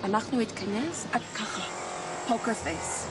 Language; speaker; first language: Hebrew; non-native, fluent; English